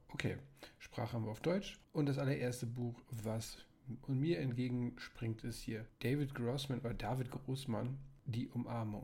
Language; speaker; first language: German; native; German